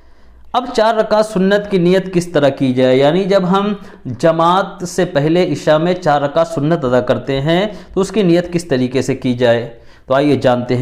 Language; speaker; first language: Urdu; native; Urdu